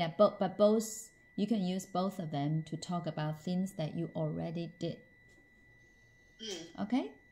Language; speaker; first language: English; non-native, fluent; Chinese